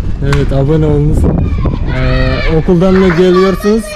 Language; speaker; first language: Turkish; non-native, learner; Bashkir